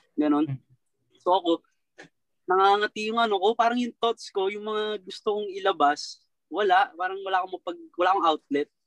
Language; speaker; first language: Filipino; native; Filipino